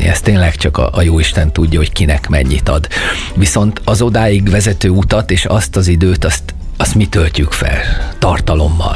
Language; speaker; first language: Hungarian; native; Hungarian